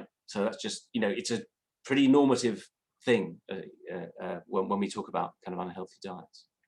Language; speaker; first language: English; native; English